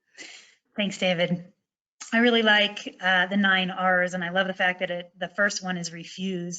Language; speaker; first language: English; native; English